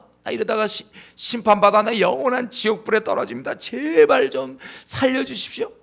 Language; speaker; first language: Korean; native; Korean